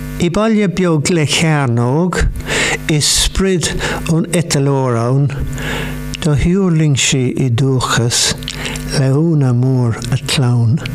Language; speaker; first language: Irish; non-native, local second language; English